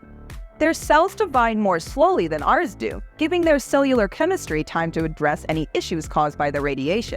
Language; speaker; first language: English; native; English